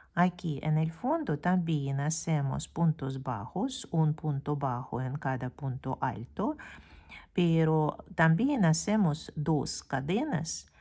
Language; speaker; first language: Spanish; non-native, fluent; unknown